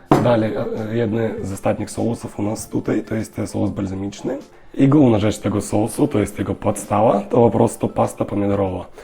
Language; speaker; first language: Polish; non-native, learner; Russian